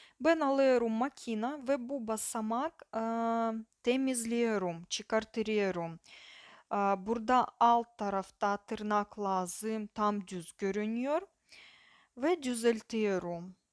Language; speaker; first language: Turkish; non-native, learner; Russian